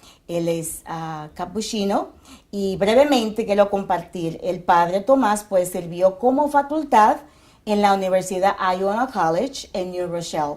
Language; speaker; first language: Spanish; native; Spanish